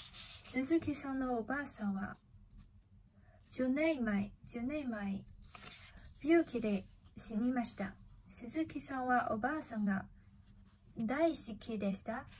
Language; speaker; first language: Japanese; non-native, learner; Chinese